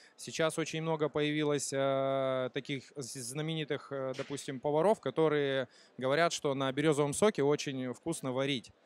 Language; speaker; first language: Russian; native; Russian